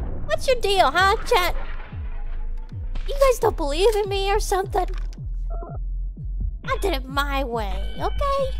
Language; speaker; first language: English; native; English